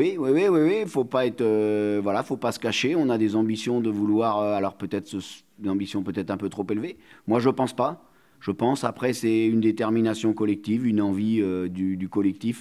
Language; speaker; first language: French; native; French